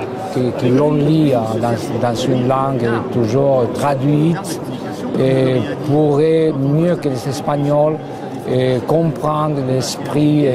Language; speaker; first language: French; non-native, fluent; Spanish